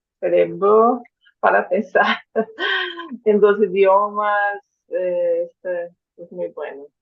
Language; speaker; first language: Spanish; non-native, fluent; Portuguese